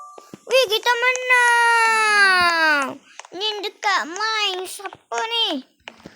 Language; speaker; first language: Malay; native; Malay